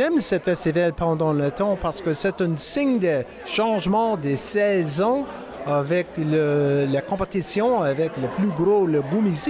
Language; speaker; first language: French; non-native, local second language; English